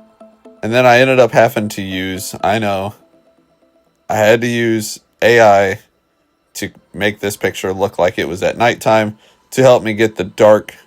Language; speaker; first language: English; native; English